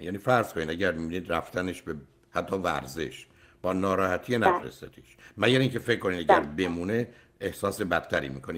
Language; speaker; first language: Persian; native; Persian